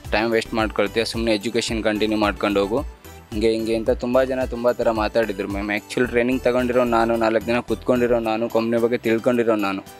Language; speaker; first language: Kannada; non-native, local second language; Lambadi